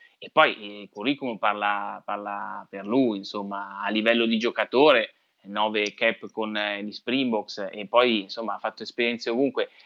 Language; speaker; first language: Italian; native; Italian